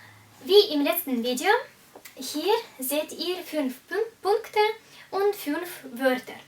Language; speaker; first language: German; non-native, fluent; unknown